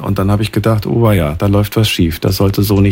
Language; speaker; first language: German; native; German